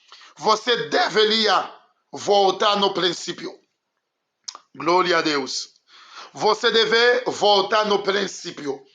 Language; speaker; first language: Portuguese; non-native, learner; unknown